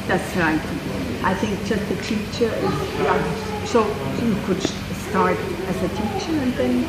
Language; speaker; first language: English; non-native, fluent; French